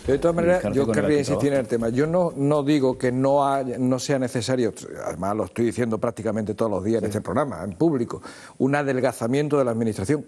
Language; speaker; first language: Spanish; native; Spanish